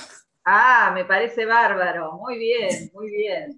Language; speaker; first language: Spanish; native; Spanish